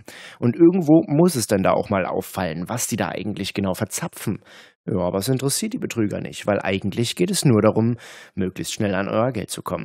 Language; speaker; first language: German; native; German